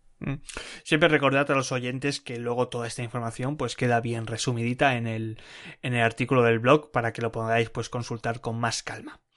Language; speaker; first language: Spanish; native; Spanish